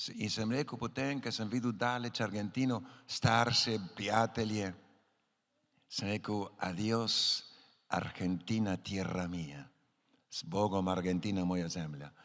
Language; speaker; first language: Slovenian; early bilingual, heritage; Slovenian